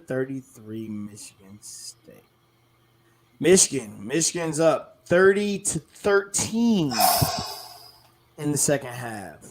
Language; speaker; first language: English; native; English